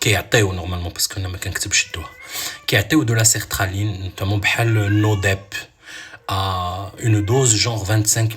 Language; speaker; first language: Arabic; native; Arabic